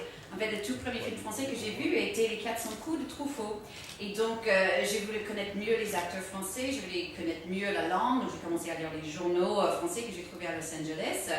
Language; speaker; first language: French; native; French